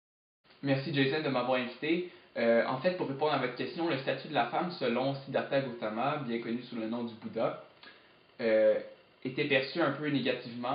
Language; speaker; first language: French; native; French